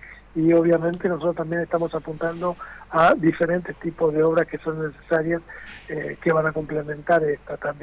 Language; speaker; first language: Spanish; native; Spanish